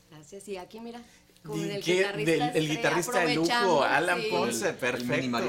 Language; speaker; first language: Spanish; native; Spanish